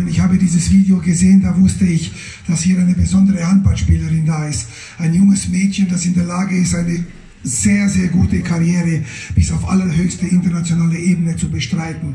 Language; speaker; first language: German; native; German